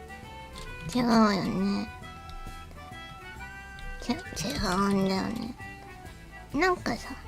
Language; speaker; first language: Japanese; native; Japanese